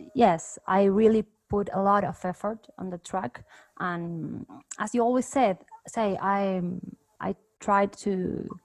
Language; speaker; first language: English; non-native, fluent; Spanish